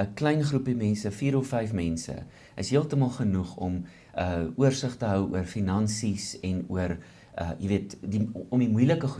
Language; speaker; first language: Afrikaans; native; Afrikaans